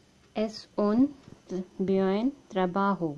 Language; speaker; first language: Spanish; non-native, learner; Hindi